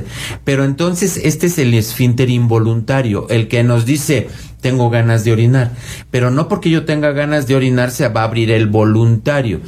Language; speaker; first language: Spanish; native; Spanish